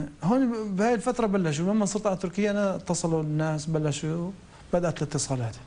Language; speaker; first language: Arabic; native; Arabic